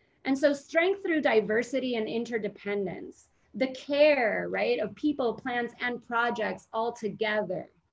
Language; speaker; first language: English; early bilingual, other home language; Spanish